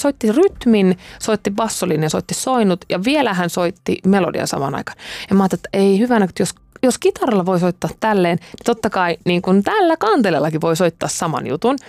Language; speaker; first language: Finnish; native; Finnish